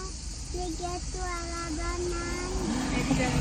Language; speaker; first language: French; native; French